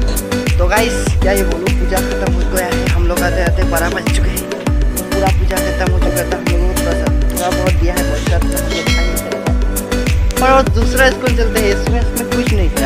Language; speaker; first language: Hindi; non-native, local second language; Bangla